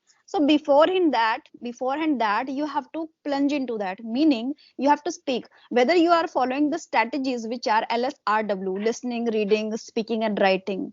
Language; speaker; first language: English; non-native, fluent; Hindi